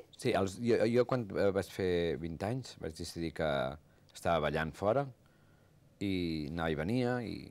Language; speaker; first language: Catalan; native; Catalan